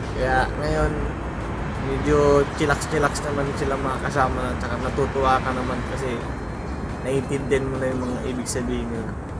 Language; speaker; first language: Filipino; native; Filipino